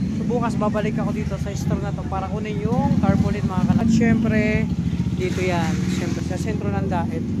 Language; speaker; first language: Filipino; non-native, local second language; Bikol